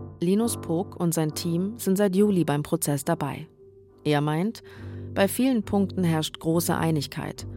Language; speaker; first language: German; native; German